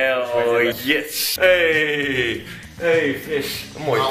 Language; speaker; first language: Dutch; native; Dutch